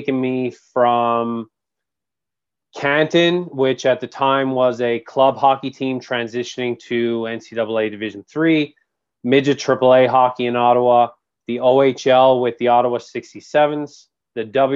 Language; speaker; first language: English; native; English